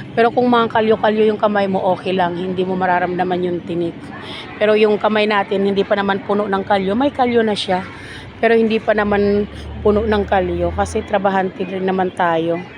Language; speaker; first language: Filipino; native; Filipino